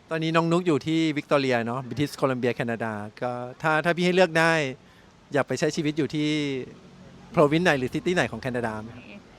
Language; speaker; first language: Thai; native; Thai